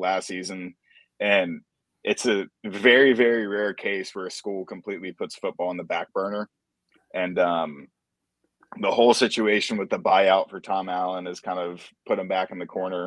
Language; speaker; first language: English; native; English